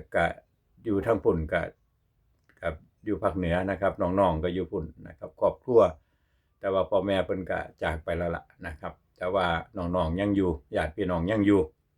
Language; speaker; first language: Thai; native; Thai